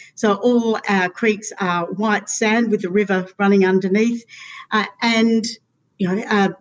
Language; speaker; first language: English; native; English